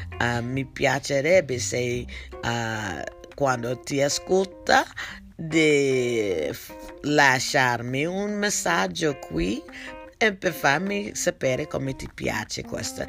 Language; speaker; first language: Italian; non-native, learner; English